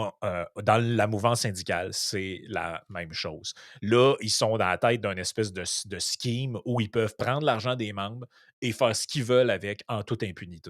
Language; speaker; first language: French; native; French